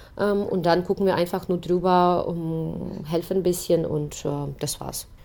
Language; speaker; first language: German; non-native, fluent; Ukrainian